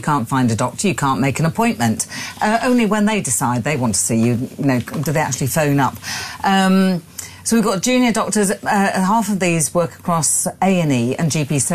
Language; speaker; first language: English; native; English